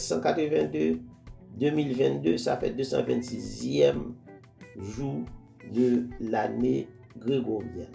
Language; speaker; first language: French; non-native, local second language; Haitian Creole